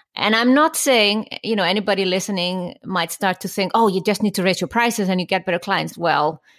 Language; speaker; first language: English; non-native, fluent; Icelandic